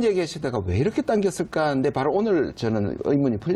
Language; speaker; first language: Korean; native; Korean